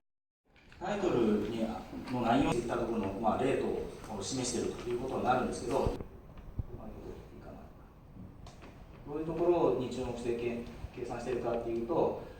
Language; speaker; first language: Japanese; native; Japanese